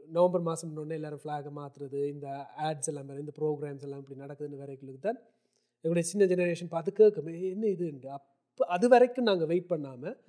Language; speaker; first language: Tamil; early bilingual, heritage; Tamil